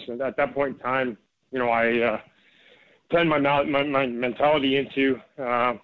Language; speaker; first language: English; native; English